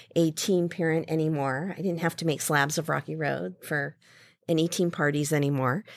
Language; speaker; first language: English; native; English